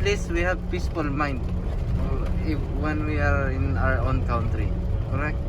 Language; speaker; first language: English; non-native, learner; Filipino